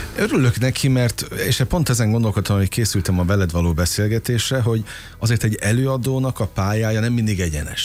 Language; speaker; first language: Hungarian; native; Hungarian